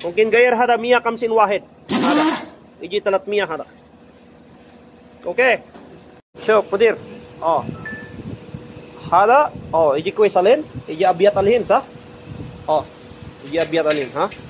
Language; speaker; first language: Arabic; non-native, learner; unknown